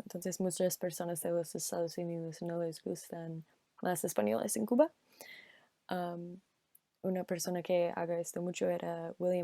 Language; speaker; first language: Spanish; non-native, learner; English